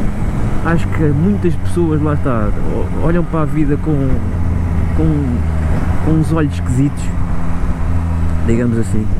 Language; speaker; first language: Portuguese; native; Portuguese